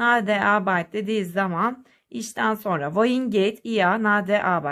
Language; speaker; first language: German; non-native, fluent; Turkish